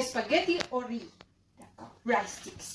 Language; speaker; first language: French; non-native, learner; Filipino